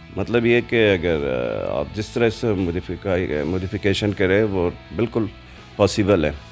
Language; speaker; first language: Urdu; non-native, local second language; Punjabi